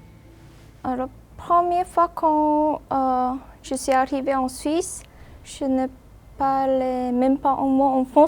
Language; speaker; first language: French; non-native, learner; Korean